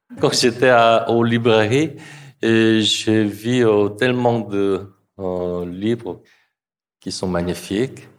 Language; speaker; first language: French; non-native, fluent; Korean